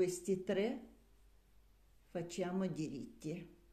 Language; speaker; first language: Italian; non-native, learner; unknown